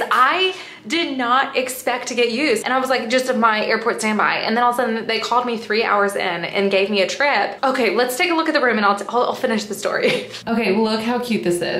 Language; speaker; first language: English; native; English